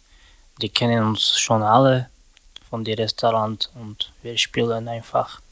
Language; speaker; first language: German; non-native, learner; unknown